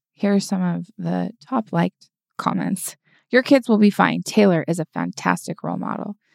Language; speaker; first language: English; native; English